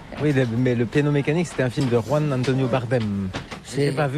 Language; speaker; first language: French; native; French